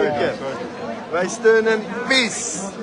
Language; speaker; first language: Dutch; non-native, fluent; Azerbaijani